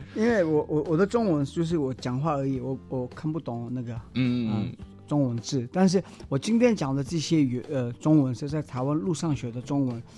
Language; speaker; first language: Chinese; non-native, learner; Tibetan